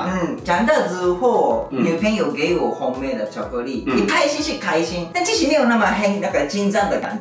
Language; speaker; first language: Chinese; non-native, learner; Japanese